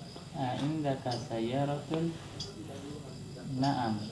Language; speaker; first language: Arabic; non-native, learner; Indonesian